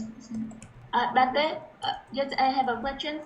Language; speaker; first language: English; non-native, learner; Vietnamese